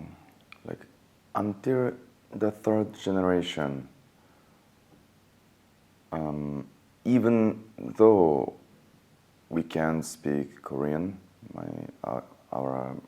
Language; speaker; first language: English; non-native, fluent; Japanese